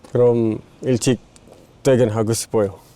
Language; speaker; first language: Korean; non-native, learner; Indonesian